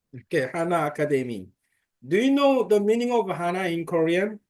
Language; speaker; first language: English; non-native, learner; Korean